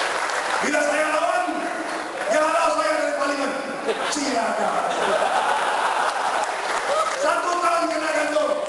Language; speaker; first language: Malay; non-native, local second language; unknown